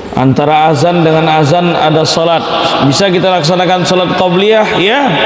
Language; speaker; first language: Malay; native; Malay